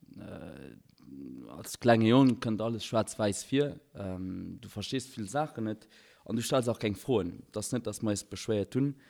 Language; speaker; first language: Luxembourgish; early bilingual, other home language; Albanian